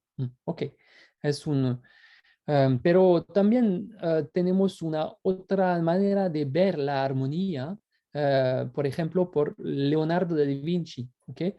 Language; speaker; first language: Spanish; non-native, fluent; French